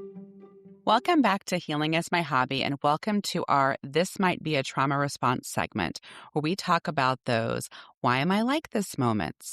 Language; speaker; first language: English; native; English